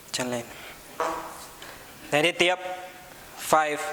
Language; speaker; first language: Vietnamese; non-native, learner; Hindi